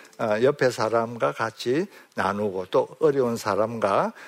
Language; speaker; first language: Korean; native; Korean